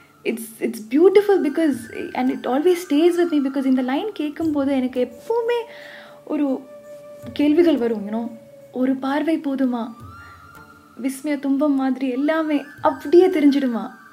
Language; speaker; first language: English; non-native, local second language; Tamil